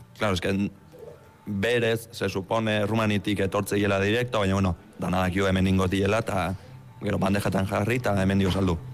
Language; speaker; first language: Basque; early bilingual, other home language; Romanian